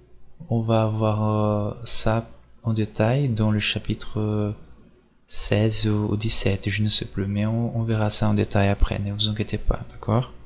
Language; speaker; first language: French; non-native, fluent; Portuguese